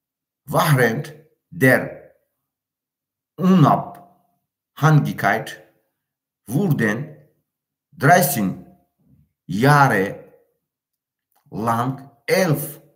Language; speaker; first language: German; non-native, learner; Tajik